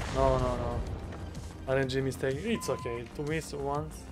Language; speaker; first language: English; non-native, learner; Croatian